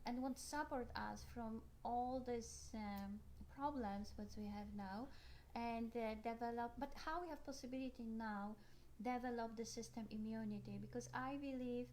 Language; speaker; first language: English; non-native, learner; Polish